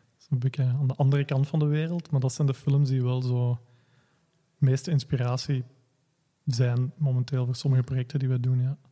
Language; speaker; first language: Dutch; native; Dutch